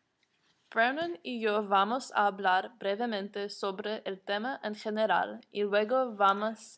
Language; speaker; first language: Spanish; non-native, learner; English